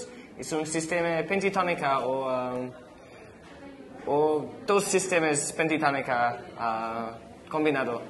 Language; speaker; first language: Spanish; non-native, learner; English